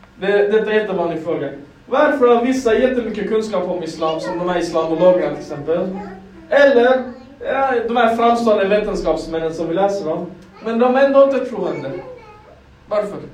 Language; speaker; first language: Swedish; non-native, fluent; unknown